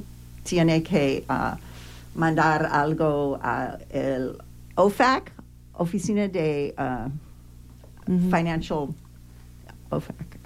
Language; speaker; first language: Spanish; non-native, learner; English